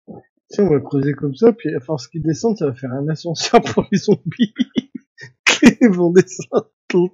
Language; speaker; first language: French; native; French